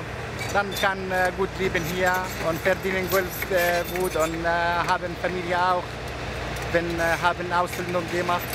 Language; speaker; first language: German; non-native, learner; Arabic